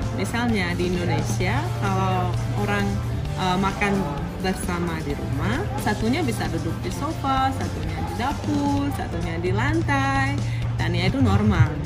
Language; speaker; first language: Indonesian; non-native, fluent; Russian